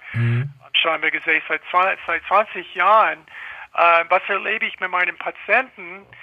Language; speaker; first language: German; non-native, fluent; English